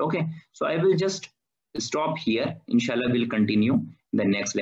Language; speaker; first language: English; non-native, fluent; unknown